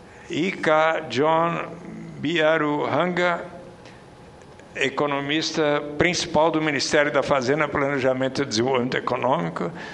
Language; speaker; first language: Portuguese; native; Portuguese